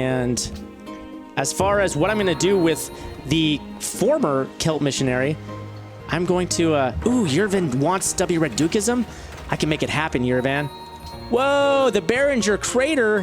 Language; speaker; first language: English; native; English